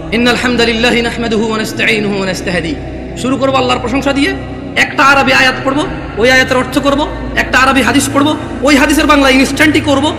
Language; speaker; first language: Bangla; early bilingual, heritage; Bangla